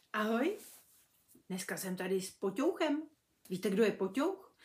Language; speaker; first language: Czech; native; Czech